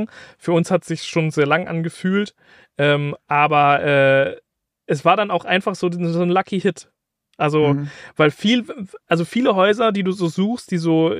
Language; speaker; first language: German; native; German